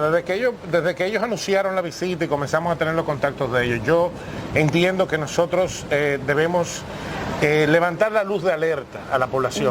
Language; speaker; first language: Spanish; native; Spanish